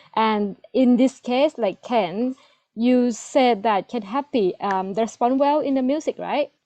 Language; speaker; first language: English; non-native, learner; Thai